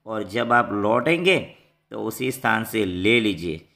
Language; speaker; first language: Hindi; non-native, local second language; Gujarati